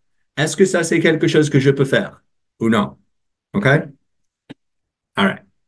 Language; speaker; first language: French; non-native, learner; English